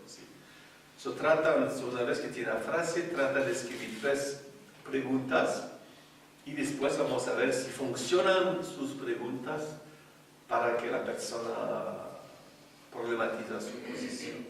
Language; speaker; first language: Spanish; non-native, fluent; French